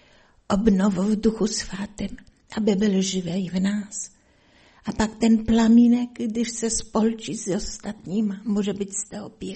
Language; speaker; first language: Czech; non-native, fluent; Polish